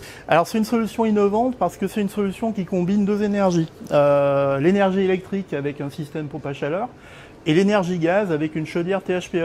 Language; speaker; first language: French; native; French